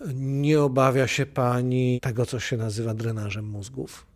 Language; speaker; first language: Polish; native; Polish